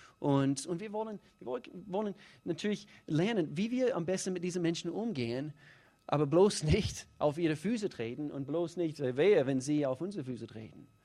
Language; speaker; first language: German; non-native, fluent; English